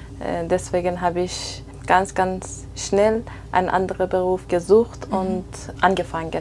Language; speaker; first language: German; non-native, fluent; Persian